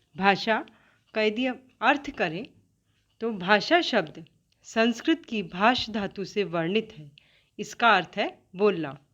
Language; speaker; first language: Hindi; native; Hindi